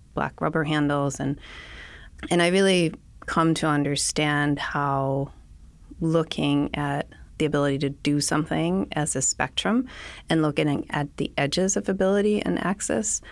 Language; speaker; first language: English; non-native, fluent; Danish